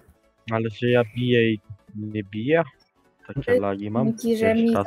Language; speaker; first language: Polish; native; Polish